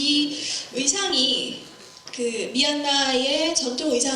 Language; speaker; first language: Korean; native; Korean